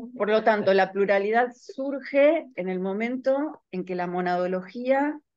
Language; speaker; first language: Spanish; native; Spanish